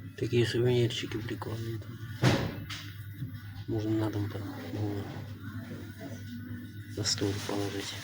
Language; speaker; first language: Russian; non-native, local second language; Yakut